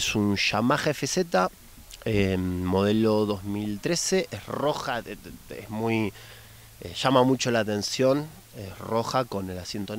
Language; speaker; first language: Spanish; native; Spanish